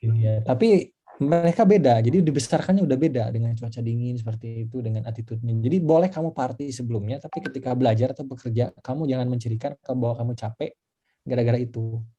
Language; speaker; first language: Indonesian; non-native, local second language; Sundanese